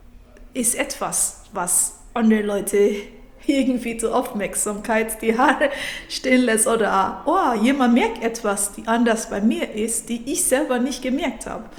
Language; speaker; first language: German; non-native, fluent; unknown